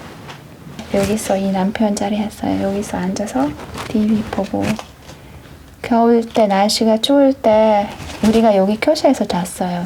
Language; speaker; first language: Korean; non-native, learner; Hungarian